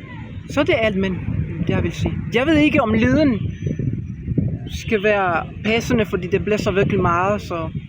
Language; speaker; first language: Danish; non-native, learner; Spanish